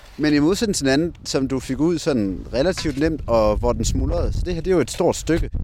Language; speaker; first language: Danish; native; Danish